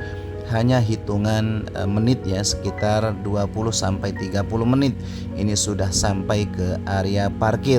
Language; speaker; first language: Indonesian; native; Indonesian